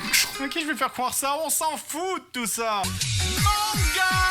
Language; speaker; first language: French; native; French